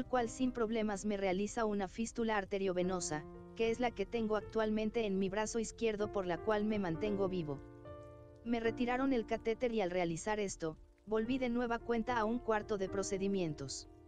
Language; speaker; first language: Spanish; native; Spanish